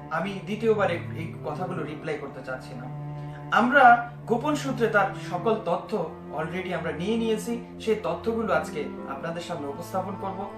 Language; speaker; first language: Bangla; native; Bangla